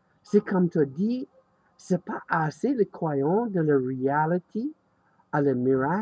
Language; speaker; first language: French; non-native, learner; English